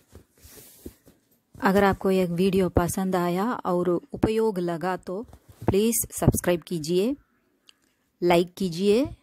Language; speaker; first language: Hindi; non-native, local second language; Tamil